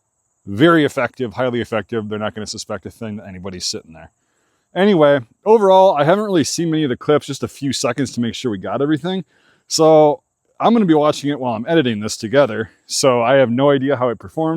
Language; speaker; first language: English; native; English